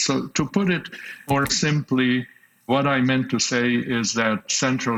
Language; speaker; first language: English; non-native, fluent; Slovak